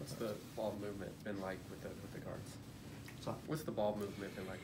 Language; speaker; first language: English; native; English